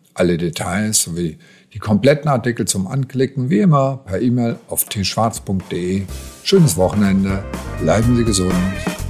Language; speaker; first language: German; native; German